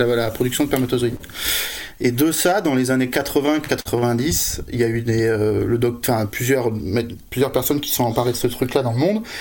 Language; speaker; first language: French; native; French